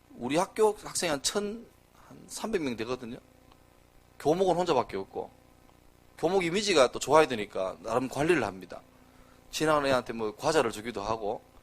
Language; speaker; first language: Korean; native; Korean